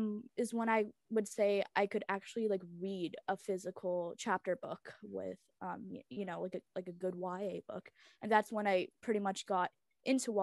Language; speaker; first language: English; early bilingual, other home language; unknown